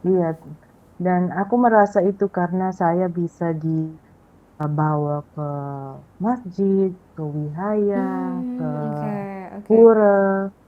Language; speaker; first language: Indonesian; non-native, fluent; Filipino